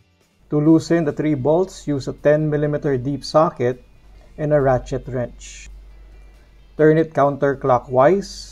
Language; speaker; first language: English; non-native, local second language; Filipino